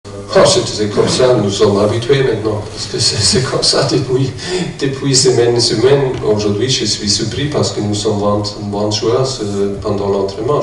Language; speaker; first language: French; non-native, fluent; German